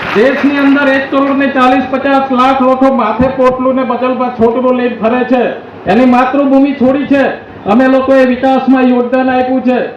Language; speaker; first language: Gujarati; non-native, local second language; Vasavi